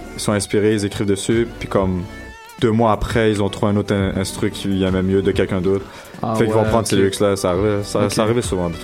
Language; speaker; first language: French; non-native, local second language; Arabic